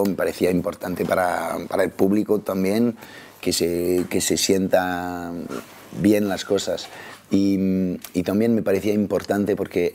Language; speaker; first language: Spanish; non-native, fluent; French